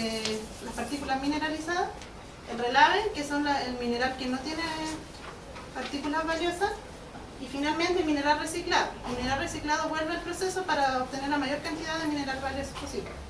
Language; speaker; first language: Spanish; native; Spanish